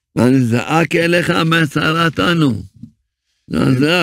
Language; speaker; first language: Hebrew; early bilingual, other home language; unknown